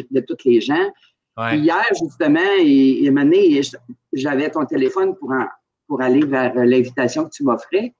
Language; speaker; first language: French; native; French